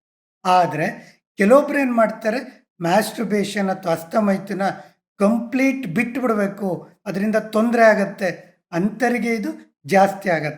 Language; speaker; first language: Kannada; native; Kannada